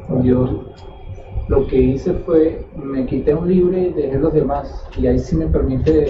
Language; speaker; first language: Spanish; native; Spanish